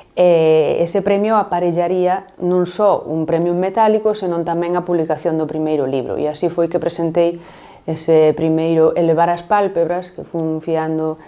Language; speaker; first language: Galician; native; Galician